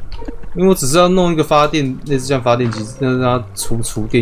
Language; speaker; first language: Chinese; native; Chinese